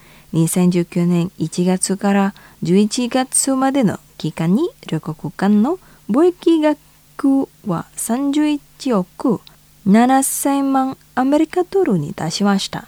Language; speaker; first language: Japanese; non-native, fluent; Indonesian